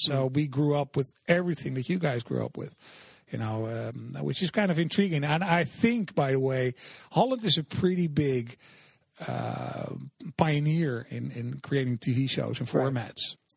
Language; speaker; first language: English; non-native, fluent; Dutch